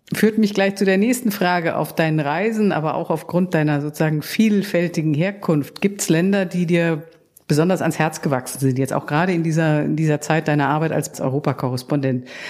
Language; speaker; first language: German; native; German